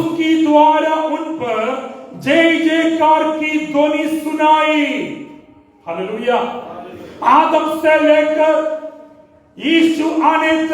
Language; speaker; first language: Hindi; non-native, local second language; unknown